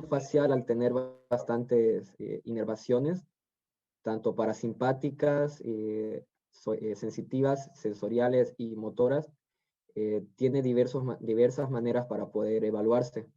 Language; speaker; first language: Spanish; native; Spanish